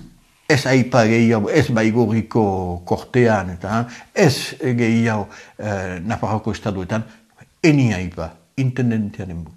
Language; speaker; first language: Basque; native; Basque